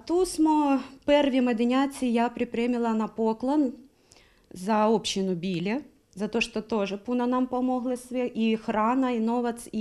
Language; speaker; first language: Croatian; non-native, learner; Ukrainian